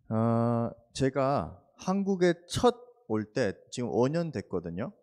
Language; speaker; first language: Korean; early bilingual, heritage; Korean